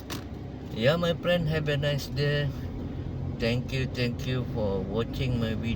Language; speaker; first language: English; non-native, local second language; Malay